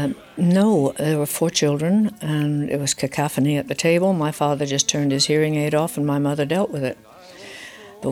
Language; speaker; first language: English; native; English